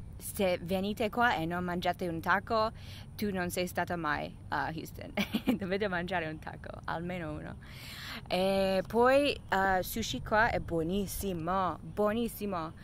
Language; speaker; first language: Italian; non-native, fluent; English